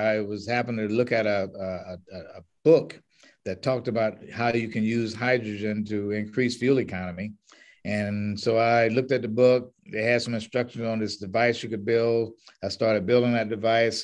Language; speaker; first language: English; native; English